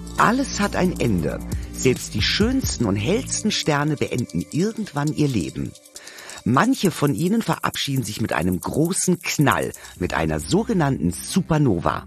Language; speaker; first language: German; native; German